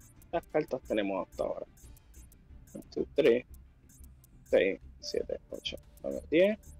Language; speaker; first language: Spanish; native; Spanish